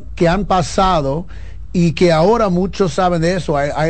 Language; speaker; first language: Spanish; early bilingual, heritage; Spanish